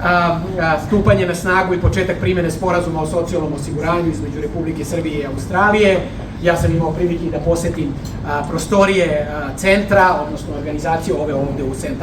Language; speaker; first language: Bosnian; native; Bosnian